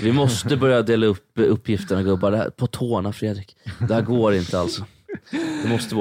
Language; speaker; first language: Swedish; native; Swedish